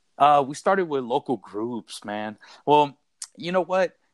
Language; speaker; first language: English; early bilingual, other home language; Spanish